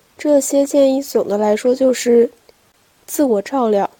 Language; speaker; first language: Chinese; native; Chinese